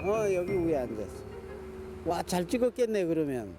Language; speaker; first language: Korean; native; Korean